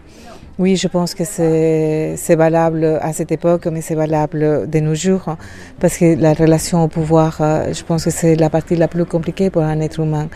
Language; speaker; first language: French; non-native, fluent; Spanish